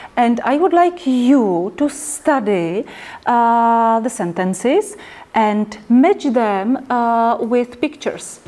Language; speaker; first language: English; non-native, fluent; Czech